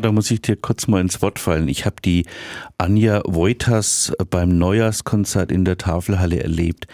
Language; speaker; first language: German; native; German